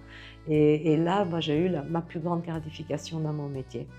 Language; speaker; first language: French; non-native, fluent; Italian